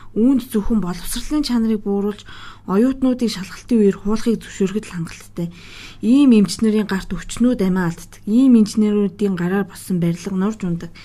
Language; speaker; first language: Mongolian; native; Mongolian